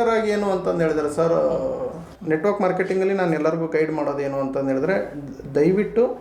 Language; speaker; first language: Kannada; native; Kannada